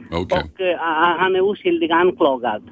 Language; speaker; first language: Swedish; non-native, fluent; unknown